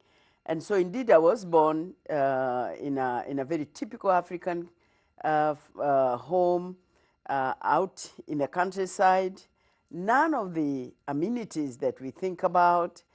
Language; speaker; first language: English; non-native, local second language; Kikuyu